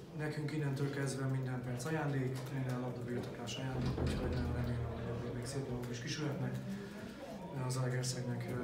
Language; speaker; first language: Hungarian; native; Hungarian